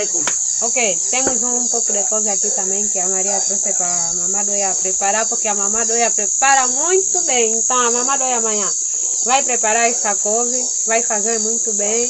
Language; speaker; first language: Portuguese; non-native, local second language; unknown